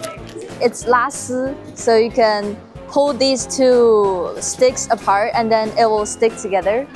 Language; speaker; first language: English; non-native, fluent; Chinese